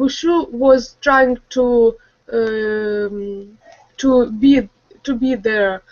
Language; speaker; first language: English; non-native, learner; Russian